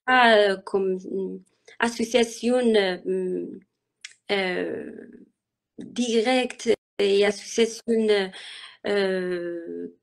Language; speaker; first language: French; non-native, learner; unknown